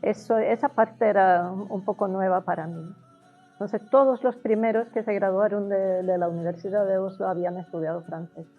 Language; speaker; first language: Spanish; non-native, fluent; Norwegian